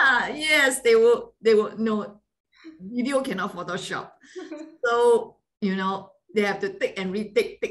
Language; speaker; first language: English; non-native, fluent; Malay